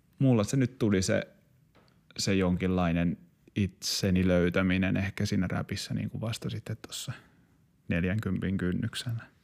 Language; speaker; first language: Finnish; native; Finnish